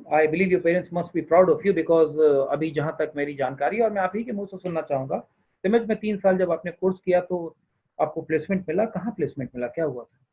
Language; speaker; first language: Hindi; native; Hindi